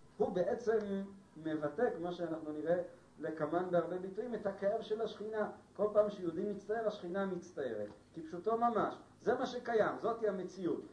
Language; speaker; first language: Hebrew; non-native, fluent; Spanish